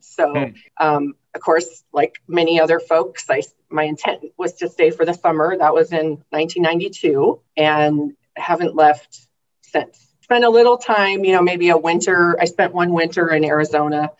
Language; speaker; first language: English; native; English